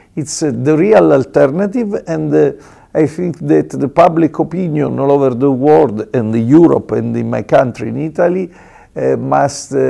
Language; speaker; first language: English; non-native, learner; Italian